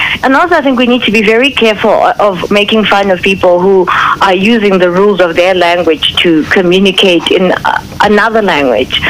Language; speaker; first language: English; non-native, local second language; Zulu